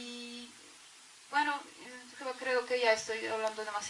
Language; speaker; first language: Spanish; non-native, fluent; Polish